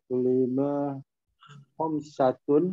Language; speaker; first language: Arabic; non-native, learner; Malay